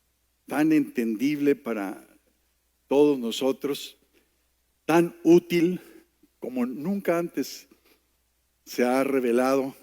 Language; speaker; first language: Spanish; native; Spanish